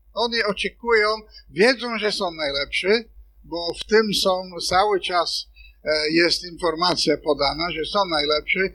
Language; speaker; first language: Polish; non-native, fluent; English